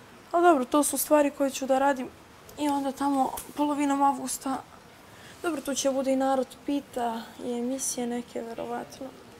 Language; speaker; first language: Serbian; native; Serbian